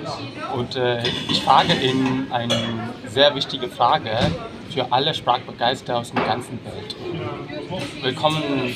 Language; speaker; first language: German; non-native, learner; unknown